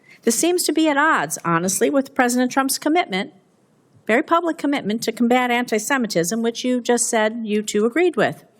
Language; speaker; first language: English; native; English